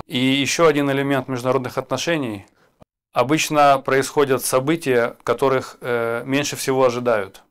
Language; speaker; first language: Russian; native; Russian